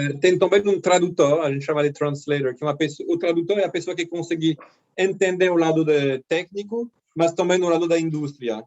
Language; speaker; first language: Portuguese; non-native, fluent; French